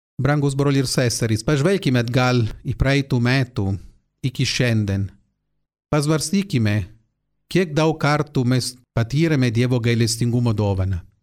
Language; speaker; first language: Lithuanian; non-native, fluent; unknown